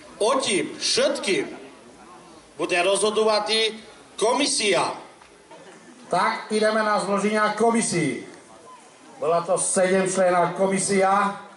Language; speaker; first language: Slovak; non-native, local second language; Rusyn